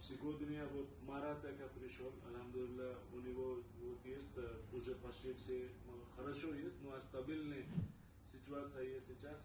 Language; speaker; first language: Russian; non-native, learner; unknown